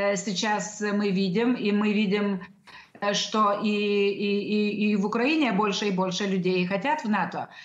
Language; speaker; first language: Russian; non-native, local second language; Lithuanian